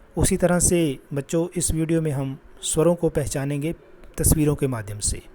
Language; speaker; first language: Hindi; non-native, local second language; Punjabi